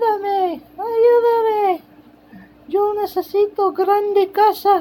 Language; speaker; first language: Spanish; non-native, learner; English